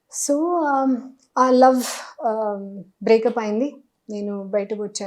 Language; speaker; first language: Telugu; non-native, learner; Hindi